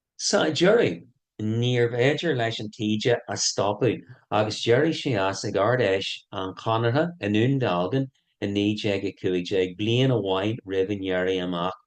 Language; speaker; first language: Irish; non-native, local second language; English